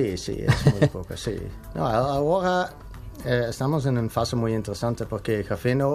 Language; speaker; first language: Spanish; non-native, learner; Dutch